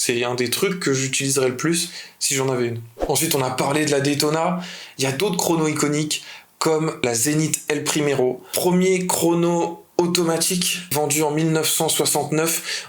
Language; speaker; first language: French; native; French